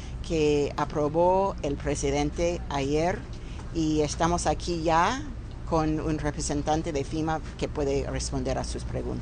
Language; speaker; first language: Spanish; non-native, fluent; English